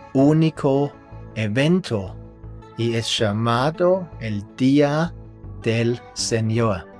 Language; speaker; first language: Spanish; non-native, fluent; German